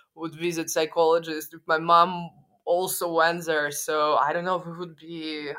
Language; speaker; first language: English; non-native, fluent; Russian